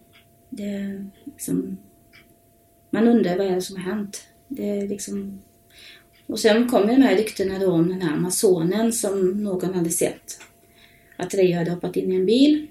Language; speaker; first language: Swedish; native; Swedish